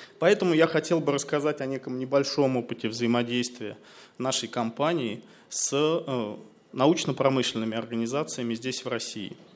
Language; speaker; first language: Russian; native; Russian